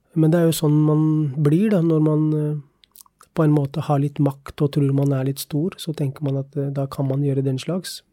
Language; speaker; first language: Norwegian; early bilingual, other home language; Urdu